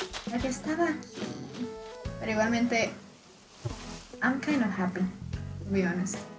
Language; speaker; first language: Spanish; native; Spanish